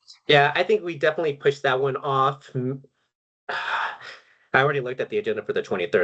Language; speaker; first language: English; native; English